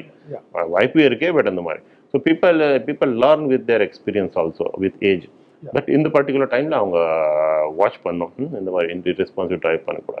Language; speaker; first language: Tamil; non-native, fluent; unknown